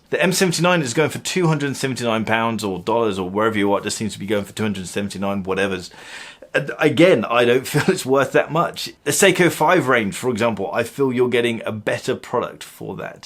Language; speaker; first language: English; native; English